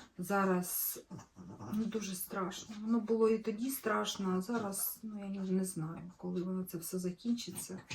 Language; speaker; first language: Ukrainian; native; Ukrainian